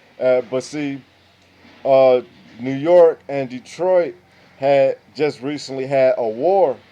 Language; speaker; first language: English; native; English